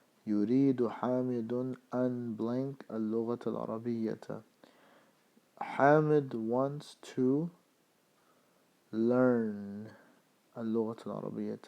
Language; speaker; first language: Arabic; non-native, fluent; English